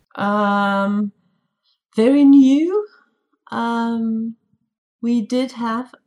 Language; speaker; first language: English; non-native, fluent; Danish